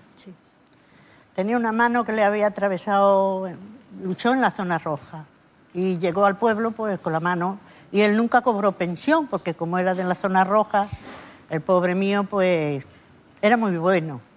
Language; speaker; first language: Spanish; native; Spanish